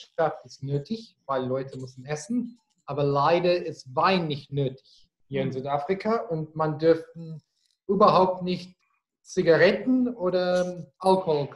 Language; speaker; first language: German; non-native, fluent; Afrikaans